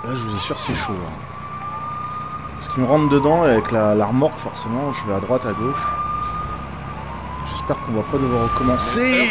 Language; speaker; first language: French; native; French